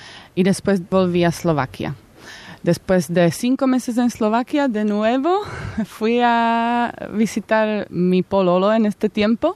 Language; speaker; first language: Spanish; non-native, fluent; Slovak